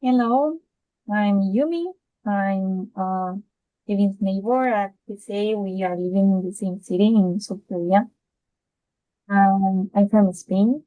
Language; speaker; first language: English; non-native, fluent; Spanish